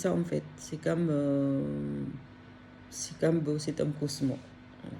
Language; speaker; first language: French; non-native, learner; Filipino